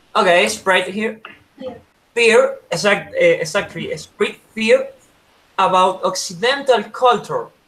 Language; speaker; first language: English; non-native, learner; Spanish